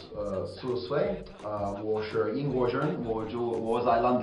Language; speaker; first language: Chinese; non-native, learner; English